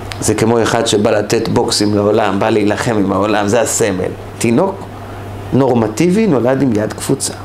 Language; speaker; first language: Hebrew; native; Hebrew